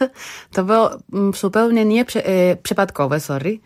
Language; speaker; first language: Polish; non-native, learner; Spanish